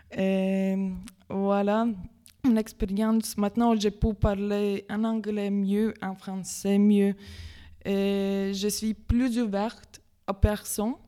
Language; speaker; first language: French; non-native, learner; Latvian